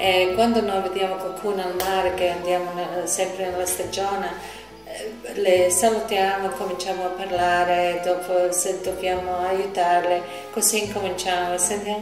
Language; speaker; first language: Italian; early bilingual, heritage; Italian